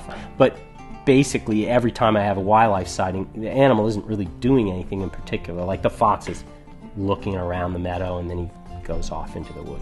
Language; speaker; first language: English; native; English